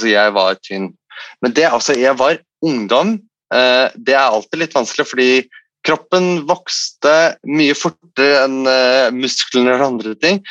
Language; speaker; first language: Norwegian; non-native, fluent; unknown